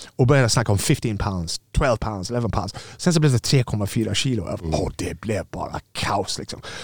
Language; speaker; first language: Swedish; non-native, fluent; English